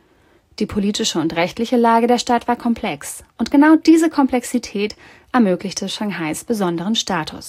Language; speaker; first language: German; native; German